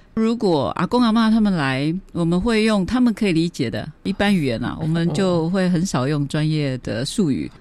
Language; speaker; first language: Chinese; native; Chinese